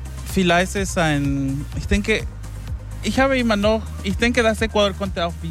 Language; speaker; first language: German; non-native, fluent; Spanish